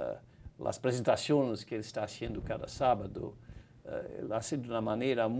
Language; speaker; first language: Spanish; non-native, fluent; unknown